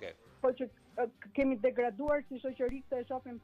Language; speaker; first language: Albanian; native; Albanian